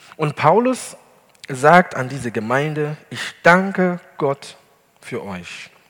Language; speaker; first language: German; non-native, fluent; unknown